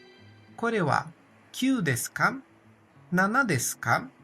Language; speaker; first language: Japanese; non-native, fluent; Portuguese